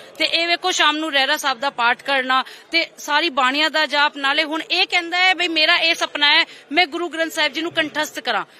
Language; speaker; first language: Punjabi; non-native, local second language; Hindi